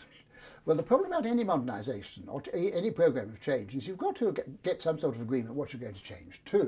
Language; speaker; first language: English; native; English